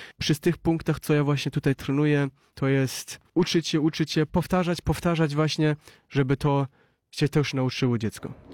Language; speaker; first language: Polish; early bilingual, heritage; Polish